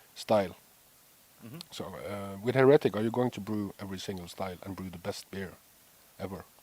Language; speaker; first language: English; non-native, fluent; Norwegian